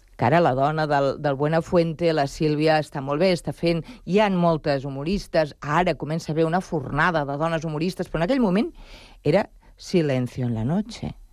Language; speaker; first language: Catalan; non-native, local second language; Spanish